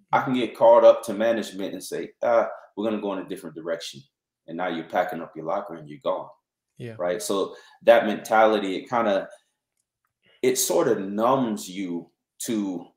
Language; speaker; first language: English; native; English